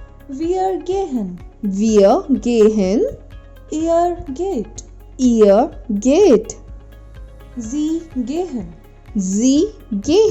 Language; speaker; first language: German; non-native, fluent; Hindi